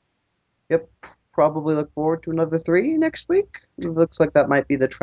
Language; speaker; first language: English; native; English